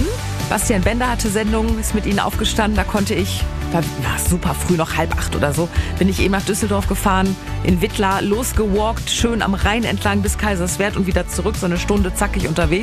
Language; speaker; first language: German; native; German